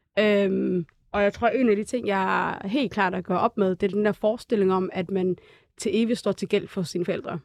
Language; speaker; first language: Danish; early bilingual, other home language; Somali